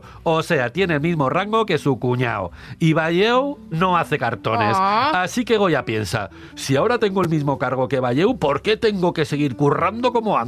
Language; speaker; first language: Spanish; native; Spanish